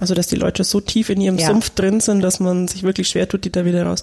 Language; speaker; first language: German; native; German